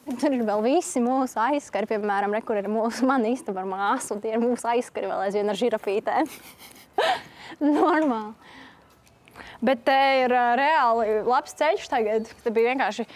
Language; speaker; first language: Latvian; native; Latvian